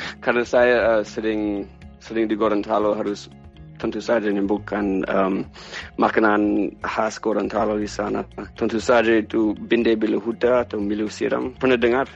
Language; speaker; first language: Indonesian; non-native, fluent; English